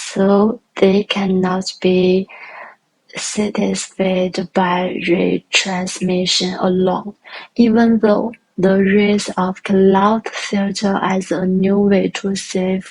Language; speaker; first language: English; non-native, learner; Chinese